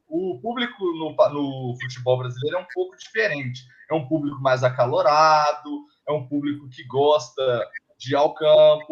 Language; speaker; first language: Portuguese; native; Portuguese